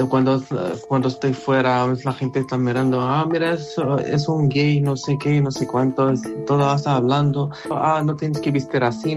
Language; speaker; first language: Spanish; non-native, learner; Arabic